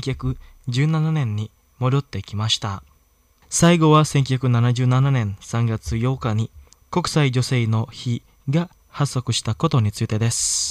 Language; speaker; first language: Japanese; non-native, fluent; Indonesian